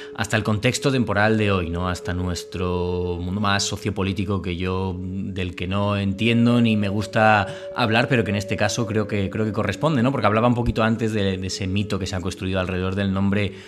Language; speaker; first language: Spanish; native; Spanish